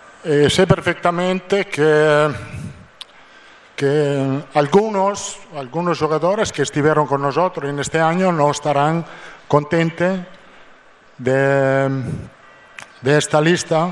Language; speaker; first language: Portuguese; non-native, fluent; Italian